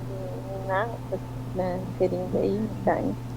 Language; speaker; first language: Portuguese; native; Portuguese